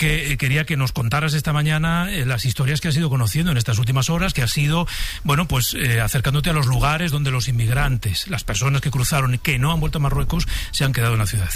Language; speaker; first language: Spanish; native; Spanish